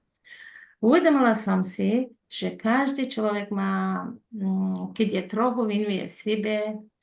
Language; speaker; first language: Slovak; non-native, fluent; Mongolian